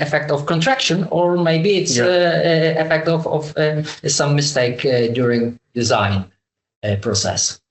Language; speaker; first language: English; non-native, learner; Polish